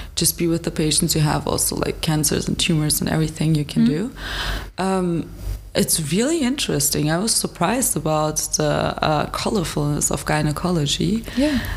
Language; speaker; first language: English; non-native, fluent; German